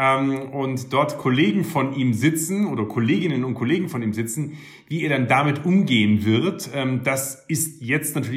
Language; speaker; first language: German; native; German